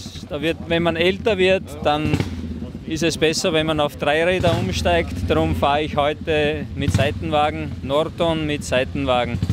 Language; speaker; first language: German; native; German